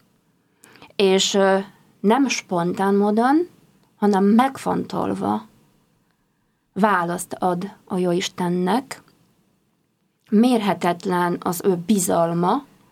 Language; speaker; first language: Hungarian; non-native, fluent; Polish